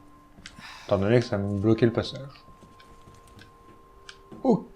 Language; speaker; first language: French; native; French